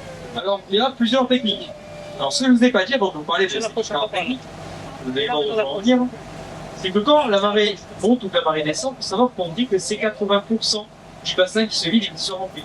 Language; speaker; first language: French; native; French